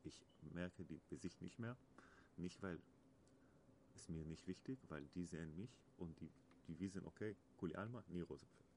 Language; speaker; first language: German; non-native, learner; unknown